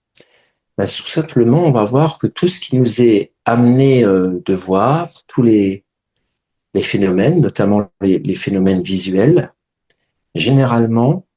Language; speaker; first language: French; native; French